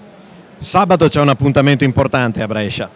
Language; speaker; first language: Italian; native; Italian